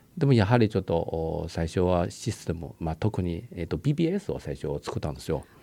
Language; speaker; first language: Japanese; non-native, fluent; Chinese